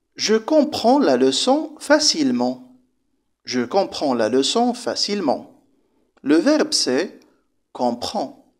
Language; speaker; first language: French; non-native, local second language; Arabic